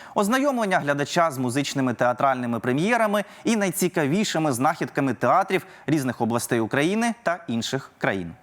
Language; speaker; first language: Ukrainian; native; Ukrainian